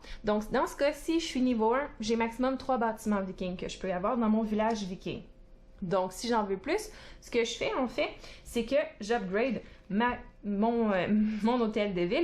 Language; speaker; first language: French; native; French